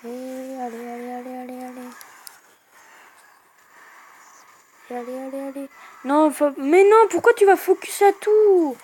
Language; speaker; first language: French; native; French